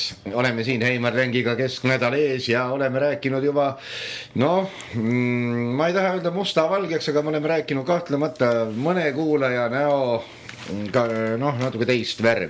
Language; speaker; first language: Estonian; native; Estonian